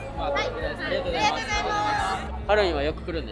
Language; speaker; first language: Japanese; non-native, learner; Spanish